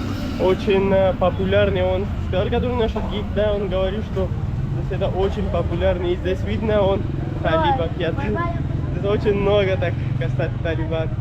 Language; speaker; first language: Russian; non-native, learner; Pashto